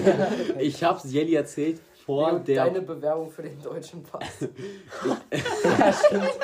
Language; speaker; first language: German; early bilingual, other home language; Greek